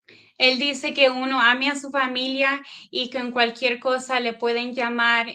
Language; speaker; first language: Spanish; early bilingual, heritage; Spanish